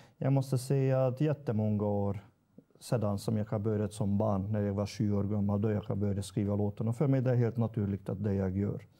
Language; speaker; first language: Swedish; non-native, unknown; Hungarian